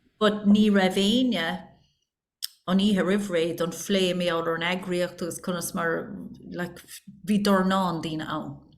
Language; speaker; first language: Irish; non-native, local second language; English